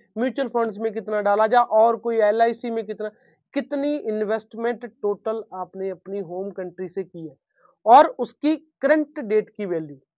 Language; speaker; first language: Hindi; non-native, local second language; Punjabi